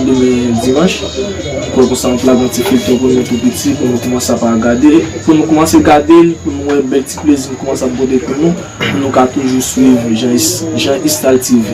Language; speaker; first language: French; non-native, learner; Haitian Creole